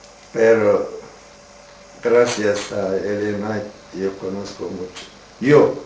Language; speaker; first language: Spanish; non-native, learner; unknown